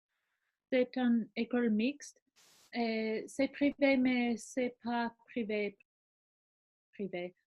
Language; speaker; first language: French; non-native, learner; English